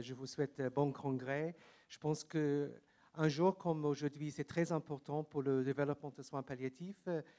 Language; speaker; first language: French; non-native, fluent; English